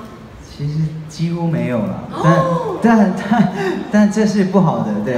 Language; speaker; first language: Chinese; native; Chinese